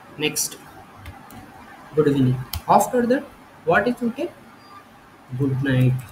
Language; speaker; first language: English; non-native, learner; Telugu